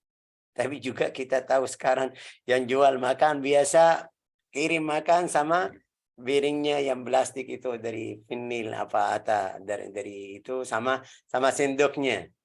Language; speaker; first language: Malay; non-native, learner; Arabic